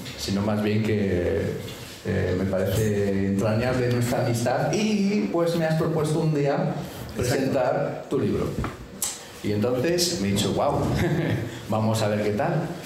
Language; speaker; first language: Spanish; native; Spanish